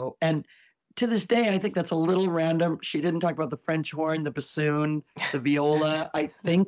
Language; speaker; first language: English; native; English